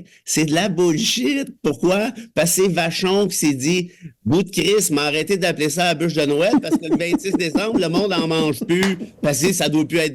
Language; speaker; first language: French; native; French